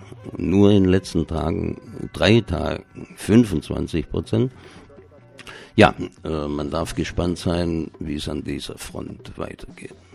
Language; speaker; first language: German; native; German